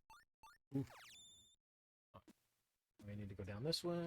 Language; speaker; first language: English; native; English